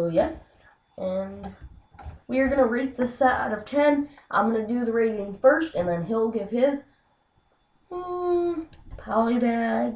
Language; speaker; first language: English; native; English